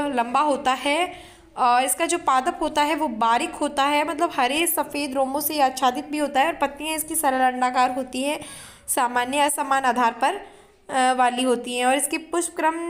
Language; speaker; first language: Hindi; native; Hindi